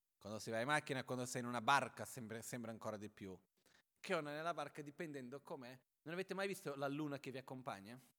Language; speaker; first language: Italian; non-native, fluent; Portuguese